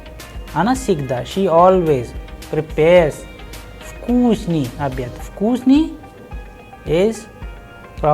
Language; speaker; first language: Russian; non-native, fluent; Hindi